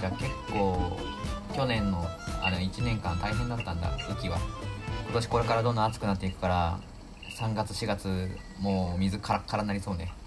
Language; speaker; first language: Japanese; native; Japanese